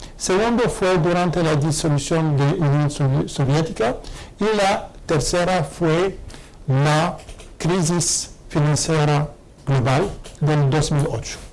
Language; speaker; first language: Spanish; non-native, fluent; Arabic